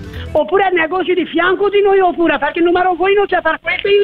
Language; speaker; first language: Italian; non-native, learner; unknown